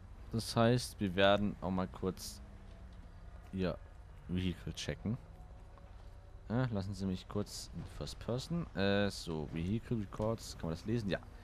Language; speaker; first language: German; native; German